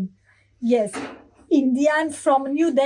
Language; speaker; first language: English; non-native, learner; Italian